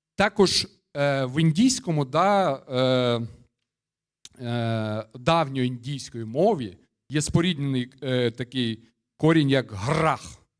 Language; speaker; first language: Ukrainian; non-native, local second language; Russian